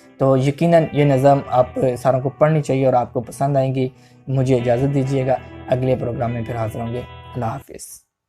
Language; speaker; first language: Urdu; non-native, local second language; Punjabi